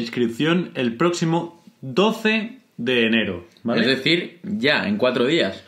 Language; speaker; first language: Spanish; native; Spanish